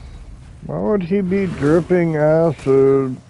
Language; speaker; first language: English; native; English